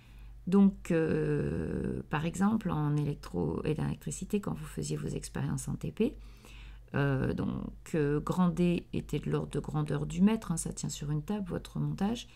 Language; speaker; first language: French; native; French